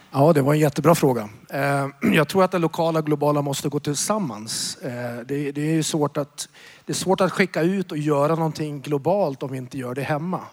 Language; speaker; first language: Swedish; native; Swedish